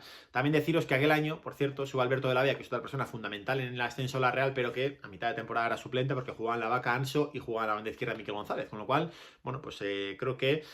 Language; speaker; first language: Spanish; native; Spanish